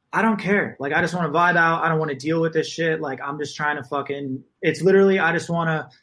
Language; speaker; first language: English; native; English